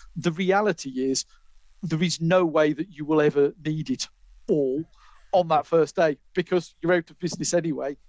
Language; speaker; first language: English; native; English